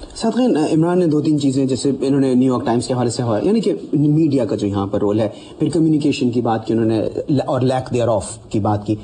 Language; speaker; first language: Urdu; native; Urdu